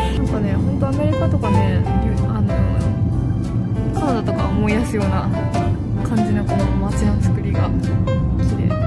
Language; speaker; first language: Japanese; native; Japanese